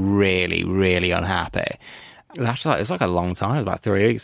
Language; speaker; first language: English; native; English